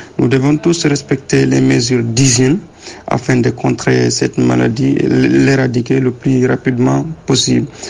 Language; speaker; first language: French; non-native, local second language; Wolof